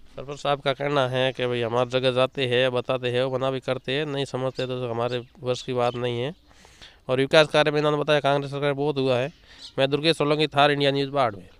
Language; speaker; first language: Hindi; native; Hindi